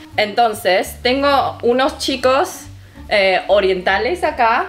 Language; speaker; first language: Spanish; early bilingual, other home language; Chinese